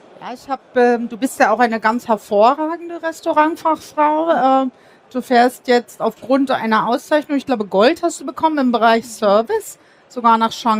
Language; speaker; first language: German; native; German